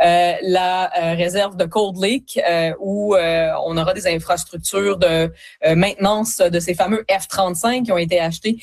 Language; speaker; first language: French; native; French